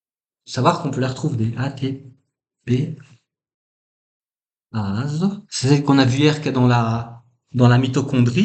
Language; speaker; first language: French; native; French